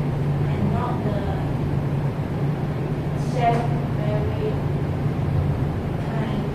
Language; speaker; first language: English; non-native, learner; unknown